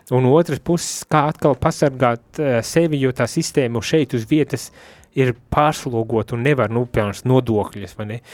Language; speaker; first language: Latvian; native; Latvian